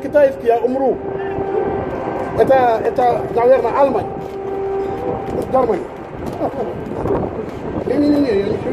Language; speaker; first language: Russian; non-native, learner; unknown